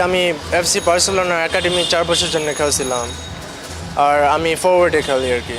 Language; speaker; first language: Bangla; early bilingual, heritage; Bangla